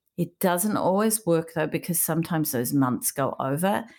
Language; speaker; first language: English; native; English